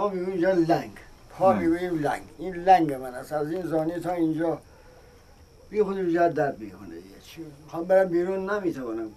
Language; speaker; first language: Persian; non-native, local second language; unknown